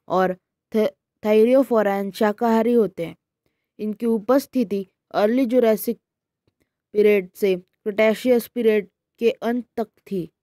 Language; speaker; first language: Hindi; native; Hindi